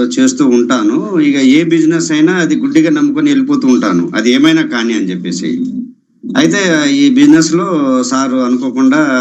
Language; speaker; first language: Telugu; non-native, local second language; Lambadi